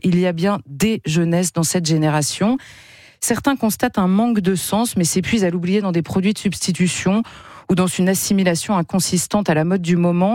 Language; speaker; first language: French; native; French